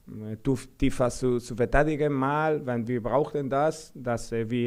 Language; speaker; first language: German; non-native, fluent; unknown